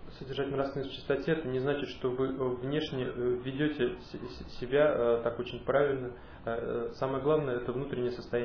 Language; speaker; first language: Russian; native; Russian